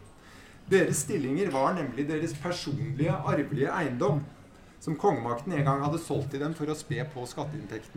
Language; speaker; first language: Norwegian; native; Norwegian